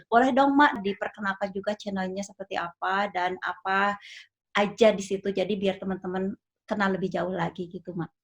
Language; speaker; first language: Indonesian; native; Indonesian